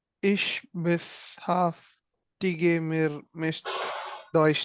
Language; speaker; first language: German; non-native, learner; Malayalam